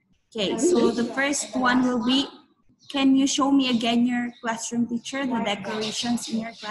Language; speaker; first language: English; non-native, fluent; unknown